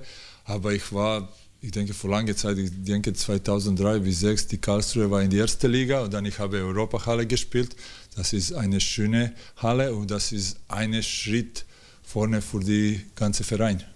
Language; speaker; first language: German; non-native, learner; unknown